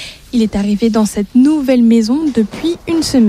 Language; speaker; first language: French; native; French